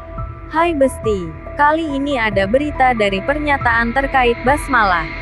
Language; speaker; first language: Indonesian; native; Indonesian